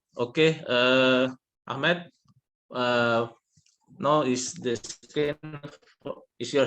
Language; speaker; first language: English; non-native, learner; Indonesian